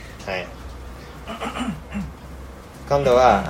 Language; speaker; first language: Japanese; non-native, fluent; English